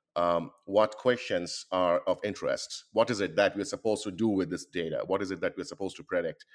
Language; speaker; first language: English; non-native, local second language; Bangla